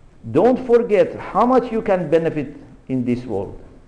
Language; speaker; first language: English; non-native, fluent; Persian